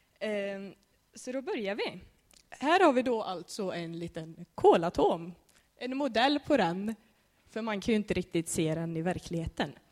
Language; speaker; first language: Swedish; native; Swedish